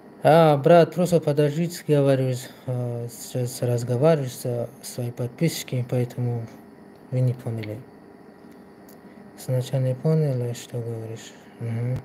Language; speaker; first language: Russian; non-native, learner; Tajik